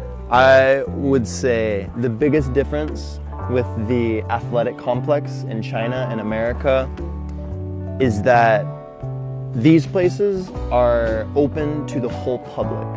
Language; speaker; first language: English; native; English